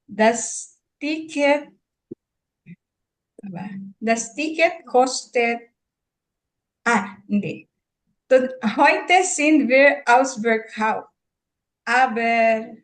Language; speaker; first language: German; non-native, learner; Filipino